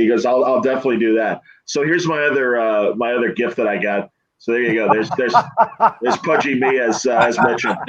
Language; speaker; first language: English; native; English